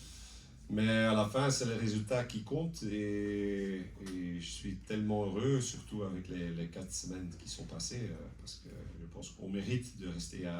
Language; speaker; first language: French; non-native, local second language; Dutch